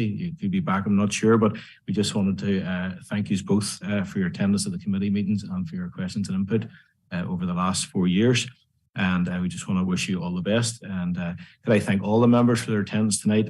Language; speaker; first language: English; native; English